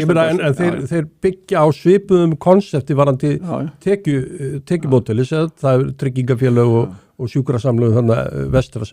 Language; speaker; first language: Icelandic; native; Icelandic